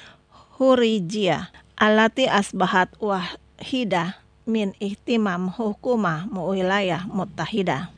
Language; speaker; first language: Arabic; non-native, fluent; Indonesian